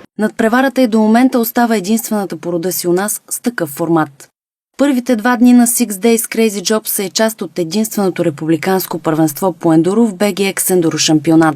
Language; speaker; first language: Bulgarian; native; Bulgarian